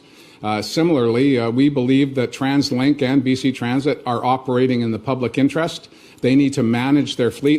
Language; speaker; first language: English; native; English